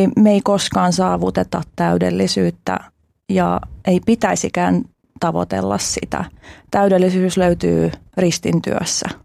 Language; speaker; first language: Finnish; early bilingual, other home language; Albanian